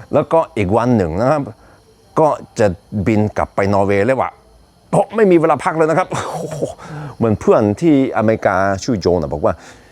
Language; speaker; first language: Thai; non-native, fluent; Norwegian